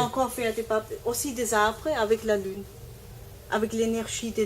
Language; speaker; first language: French; non-native, learner; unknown